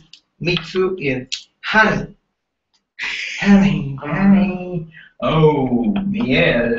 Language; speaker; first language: English; non-native, learner; Japanese